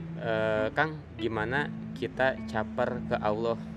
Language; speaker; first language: Indonesian; native; Indonesian